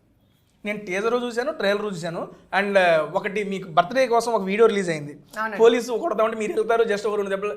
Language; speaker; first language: Telugu; native; Telugu